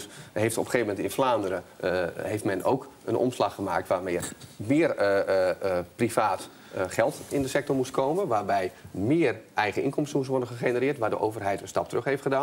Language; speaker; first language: Dutch; native; Dutch